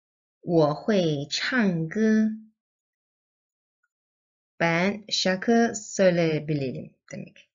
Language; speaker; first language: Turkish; non-native, learner; Chinese